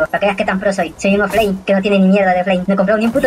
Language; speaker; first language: Spanish; native; Spanish